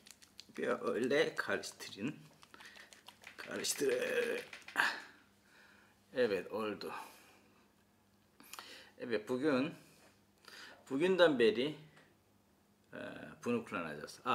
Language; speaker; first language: Turkish; non-native, fluent; Korean